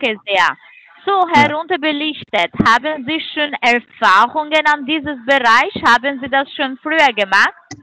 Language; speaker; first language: German; non-native, fluent; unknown